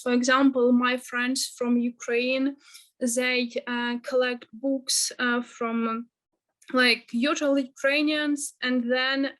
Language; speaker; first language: English; non-native, fluent; Ukrainian